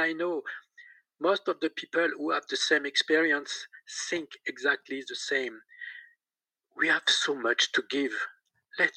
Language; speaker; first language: English; non-native, learner; French